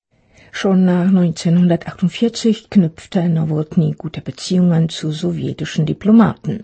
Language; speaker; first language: German; non-native, fluent; Czech